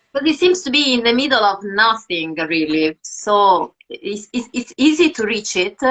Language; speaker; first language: English; non-native, fluent; Italian